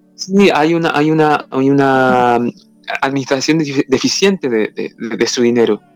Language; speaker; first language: Spanish; native; Spanish